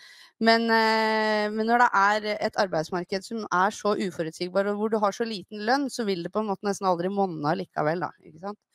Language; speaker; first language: Norwegian; native; Norwegian